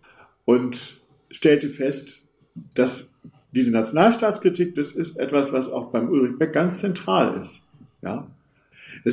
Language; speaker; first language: German; native; German